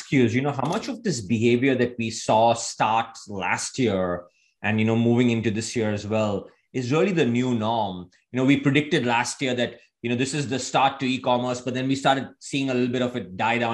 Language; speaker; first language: English; non-native, local second language; Hindi